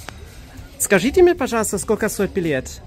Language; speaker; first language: Russian; non-native, learner; German